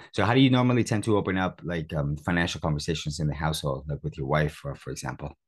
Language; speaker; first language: English; early bilingual, other home language; Spanish